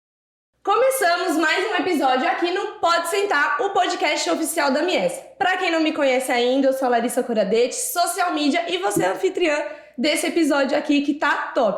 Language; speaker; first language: Portuguese; native; Portuguese